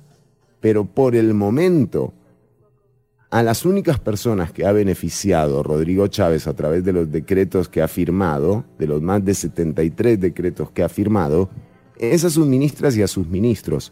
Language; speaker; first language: Spanish; native; Spanish